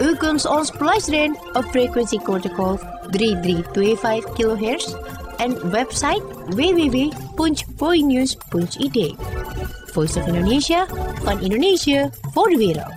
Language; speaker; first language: Dutch; non-native, learner; Indonesian